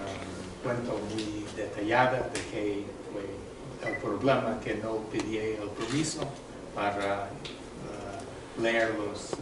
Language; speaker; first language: Spanish; non-native, learner; English